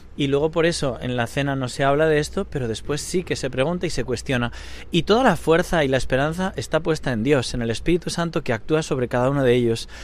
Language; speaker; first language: Spanish; native; Spanish